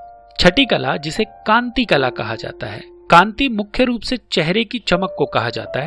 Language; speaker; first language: Hindi; native; Hindi